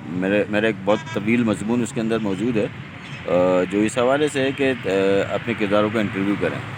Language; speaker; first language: Urdu; non-native, local second language; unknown